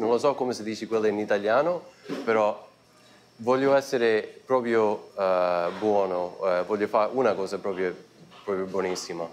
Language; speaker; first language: Italian; early bilingual, heritage; Italian